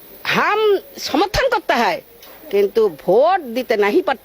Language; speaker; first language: Hindi; non-native, local second language; Bangla